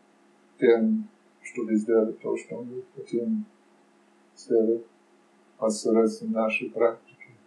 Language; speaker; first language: Russian; non-native, fluent; English